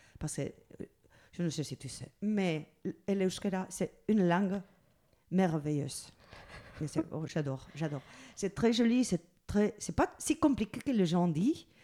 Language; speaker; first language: French; non-native, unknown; Spanish